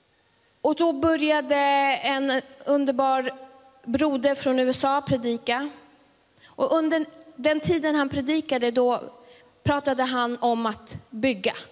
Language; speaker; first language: Swedish; early bilingual, other home language; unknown